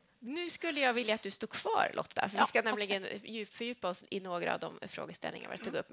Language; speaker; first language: Swedish; native; Swedish